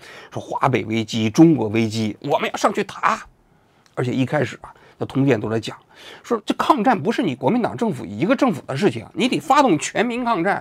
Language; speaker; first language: Chinese; native; Chinese